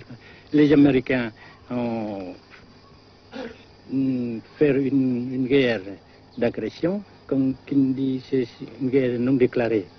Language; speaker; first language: French; non-native, local second language; Vietnamese